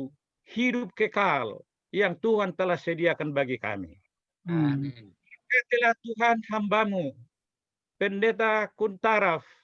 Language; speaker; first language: Indonesian; native; Indonesian